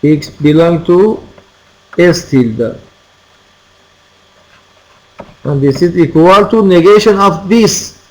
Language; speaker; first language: English; non-native, fluent; Persian